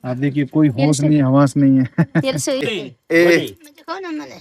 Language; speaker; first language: Hindi; native; Hindi